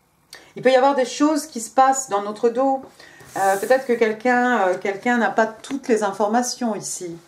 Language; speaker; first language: French; native; French